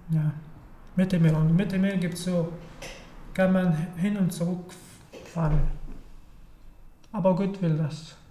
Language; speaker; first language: German; non-native, learner; Arabic